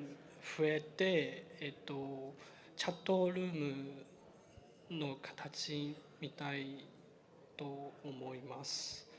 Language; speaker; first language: Japanese; non-native, learner; Chinese